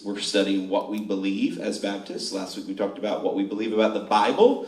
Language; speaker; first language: English; native; English